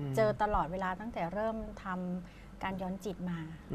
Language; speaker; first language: Thai; native; Thai